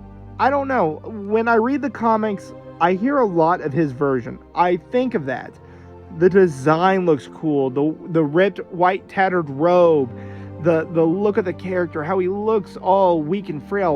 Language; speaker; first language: English; native; English